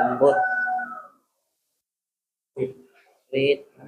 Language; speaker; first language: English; non-native, learner; Indonesian